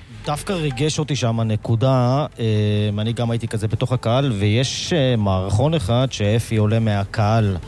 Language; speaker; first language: Hebrew; native; Hebrew